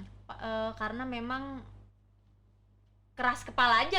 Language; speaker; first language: Indonesian; native; Indonesian